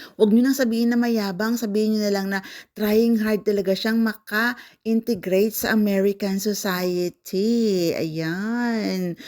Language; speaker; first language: Filipino; non-native, local second language; Cebuano